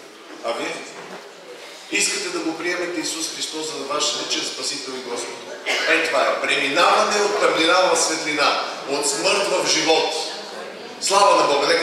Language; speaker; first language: Bulgarian; native; Bulgarian